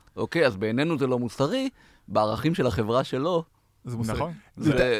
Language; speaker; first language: Hebrew; native; Hebrew